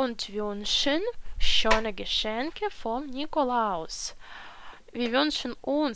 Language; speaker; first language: German; non-native, learner; Ukrainian